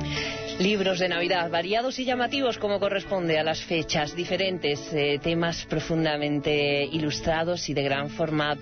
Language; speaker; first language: Spanish; native; Spanish